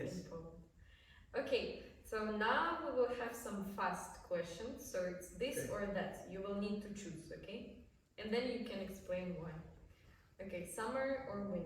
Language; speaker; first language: English; non-native, fluent; Polish